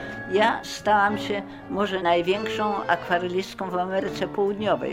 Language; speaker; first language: Polish; early bilingual, heritage; Polish